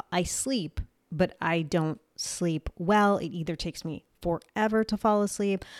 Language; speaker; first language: English; native; English